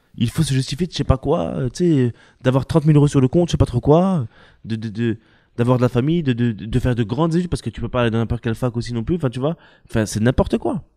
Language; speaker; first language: French; early bilingual, other home language; Arabic